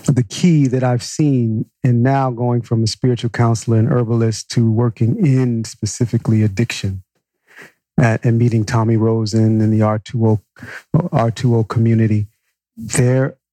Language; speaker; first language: English; native; English